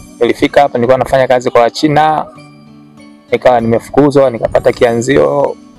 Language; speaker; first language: Swahili; non-native, local second language; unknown